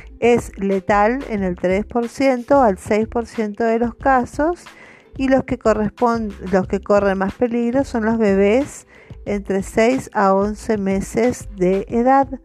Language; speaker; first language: Spanish; native; Spanish